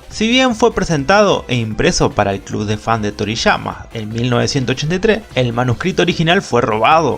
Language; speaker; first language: Spanish; native; Spanish